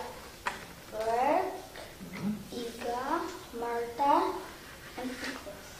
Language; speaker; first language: English; non-native, learner; Polish